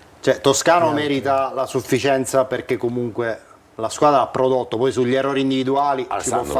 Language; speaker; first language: Italian; native; Italian